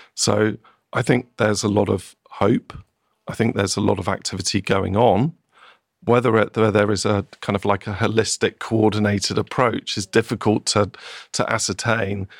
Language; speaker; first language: English; native; English